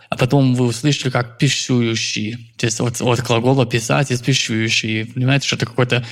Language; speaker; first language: Russian; non-native, fluent; English